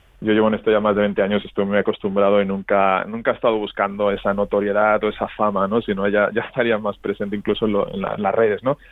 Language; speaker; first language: Spanish; native; Spanish